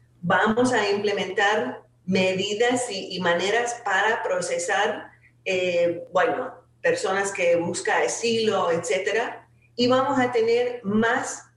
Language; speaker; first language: Spanish; non-native, fluent; English